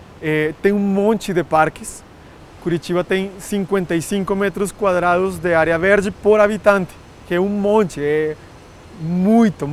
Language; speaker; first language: Portuguese; non-native, fluent; Spanish